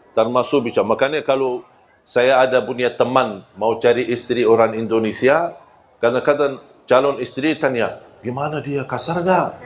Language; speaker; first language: Malay; non-native, fluent; Arabic